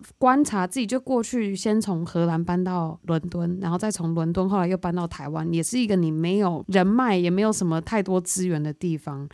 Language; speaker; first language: Chinese; native; Chinese